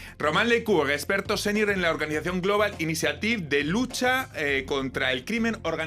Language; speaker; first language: Spanish; native; Spanish